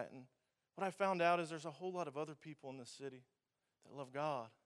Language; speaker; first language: English; native; English